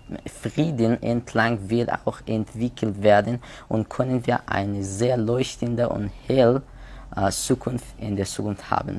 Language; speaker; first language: German; non-native, learner; Persian